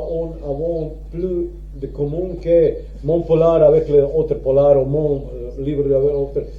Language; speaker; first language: French; non-native, learner; Croatian